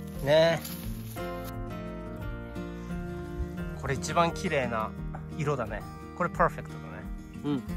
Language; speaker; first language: Japanese; native; Japanese